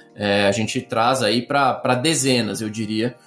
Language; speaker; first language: Portuguese; native; Portuguese